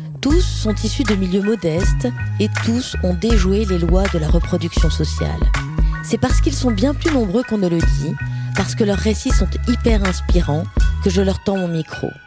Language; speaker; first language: French; native; French